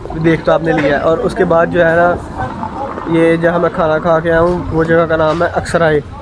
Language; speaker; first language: Urdu; non-native, local second language; Punjabi